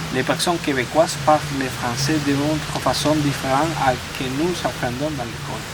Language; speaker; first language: French; non-native, learner; Spanish